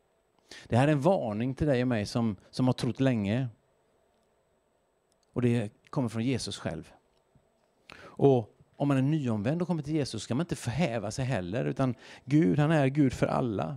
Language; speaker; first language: Swedish; native; Swedish